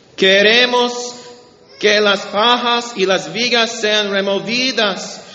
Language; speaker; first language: Spanish; non-native, learner; English